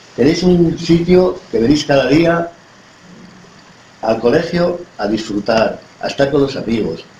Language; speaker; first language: Spanish; native; Spanish